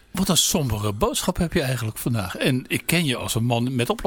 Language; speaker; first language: Dutch; native; Dutch